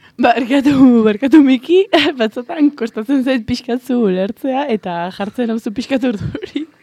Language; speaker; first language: Basque; non-native, local second language; Spanish